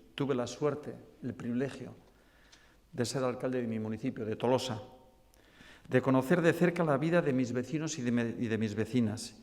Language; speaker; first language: Spanish; non-native, local second language; Basque